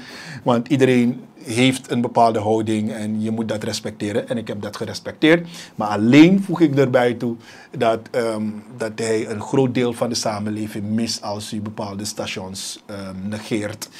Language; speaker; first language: Dutch; native; Dutch